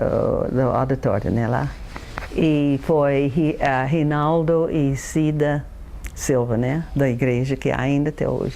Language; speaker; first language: Portuguese; non-native, fluent; English